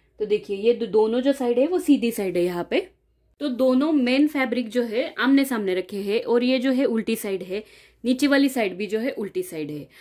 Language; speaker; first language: Hindi; non-native, local second language; Marathi